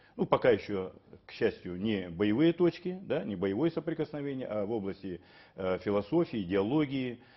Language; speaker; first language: Russian; native; Russian